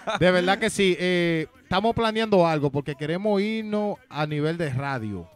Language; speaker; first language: Spanish; native; Spanish